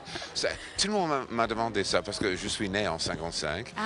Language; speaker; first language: French; non-native, fluent; English